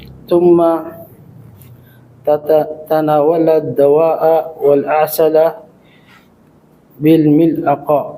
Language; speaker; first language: Arabic; non-native, learner; Filipino